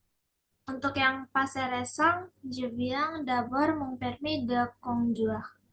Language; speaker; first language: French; non-native, learner; Indonesian